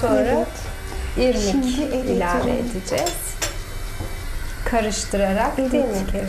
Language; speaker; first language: Turkish; native; Turkish